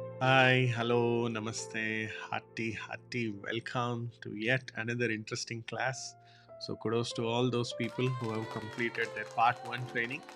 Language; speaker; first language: English; non-native, local second language; Hindi